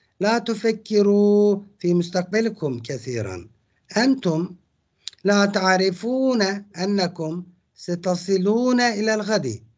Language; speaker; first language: Arabic; non-native, fluent; Turkish